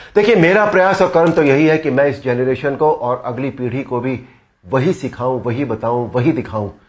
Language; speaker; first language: Hindi; native; Hindi